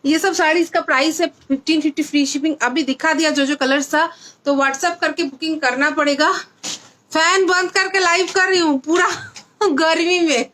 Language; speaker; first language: Hindi; non-native, local second language; Bangla